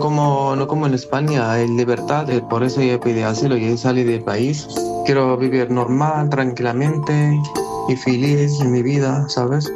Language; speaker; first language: Spanish; non-native, learner; Arabic